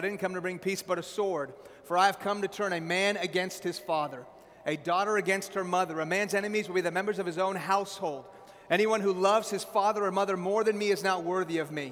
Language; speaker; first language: English; early bilingual, other home language; Persian